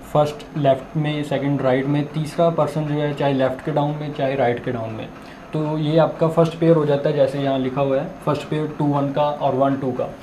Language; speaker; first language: Hindi; non-native, local second language; Punjabi